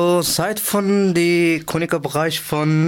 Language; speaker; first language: German; non-native, learner; Persian